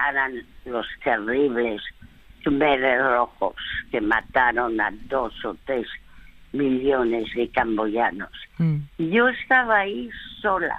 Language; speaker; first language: Spanish; early bilingual, other home language; French